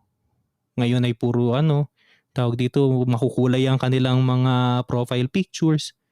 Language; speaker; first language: Filipino; native; Filipino